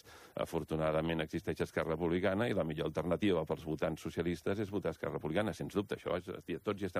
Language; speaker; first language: Catalan; native; Catalan